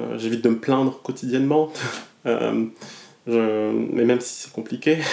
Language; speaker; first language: French; non-native, local second language; Malagasy